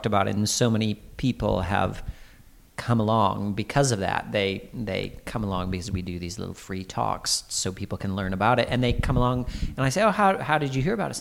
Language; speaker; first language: English; native; English